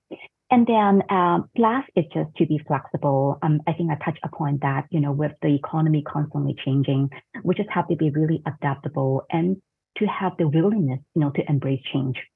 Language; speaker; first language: English; non-native, fluent; Cantonese